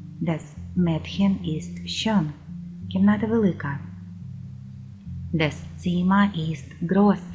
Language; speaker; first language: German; non-native, fluent; Ukrainian